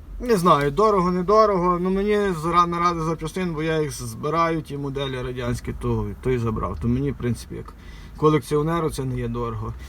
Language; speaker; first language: Ukrainian; native; Ukrainian